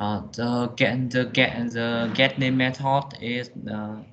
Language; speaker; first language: English; non-native, learner; Vietnamese